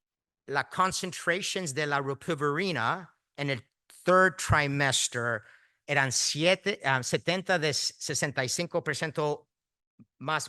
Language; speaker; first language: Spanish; early bilingual, heritage; Spanish